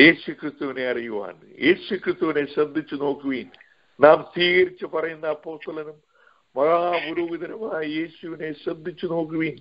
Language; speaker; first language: Malayalam; native; Malayalam